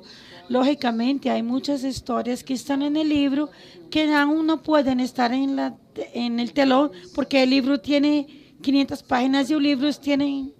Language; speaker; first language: Spanish; non-native, fluent; Portuguese